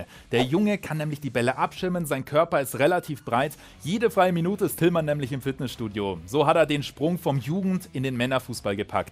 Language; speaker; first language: German; native; German